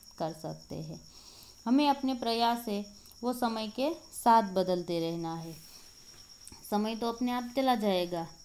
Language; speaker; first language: Hindi; non-native, local second language; Gujarati